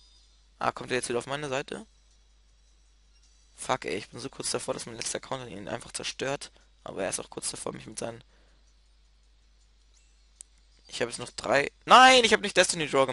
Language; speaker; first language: German; native; German